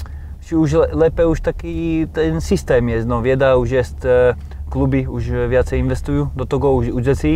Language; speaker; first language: Polish; non-native, learner; Slovak